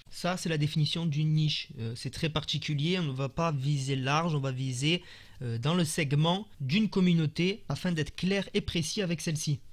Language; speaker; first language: French; native; French